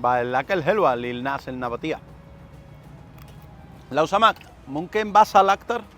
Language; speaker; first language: Arabic; non-native, learner; Spanish